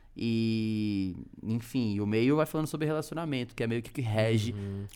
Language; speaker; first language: Portuguese; native; Portuguese